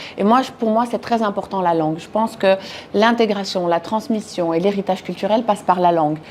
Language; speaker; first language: French; native; French